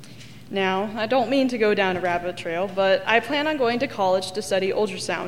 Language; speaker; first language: English; native; English